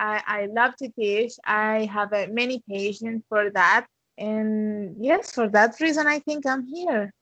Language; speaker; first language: English; non-native, fluent; Spanish